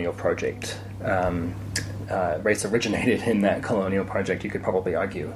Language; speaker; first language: English; native; English